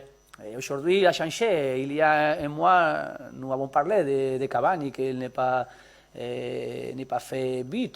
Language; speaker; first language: French; non-native, learner; Spanish